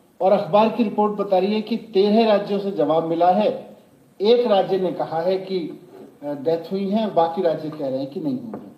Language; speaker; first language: Hindi; native; Hindi